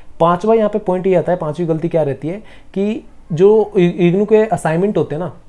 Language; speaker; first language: Hindi; native; Hindi